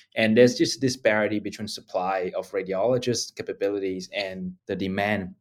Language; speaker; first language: English; non-native, fluent; Vietnamese